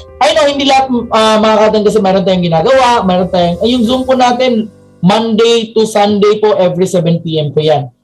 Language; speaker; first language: Filipino; non-native, local second language; Cebuano